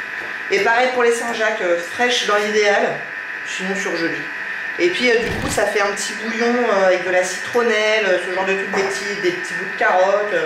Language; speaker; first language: French; native; French